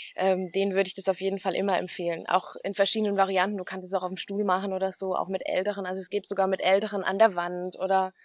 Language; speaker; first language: German; native; German